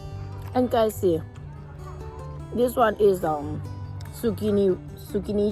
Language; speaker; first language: English; non-native, learner; Thai